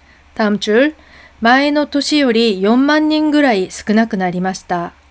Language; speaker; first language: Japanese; non-native, fluent; Korean